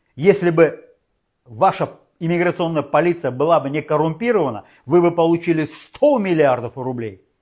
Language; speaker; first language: Russian; non-native, local second language; Uzbek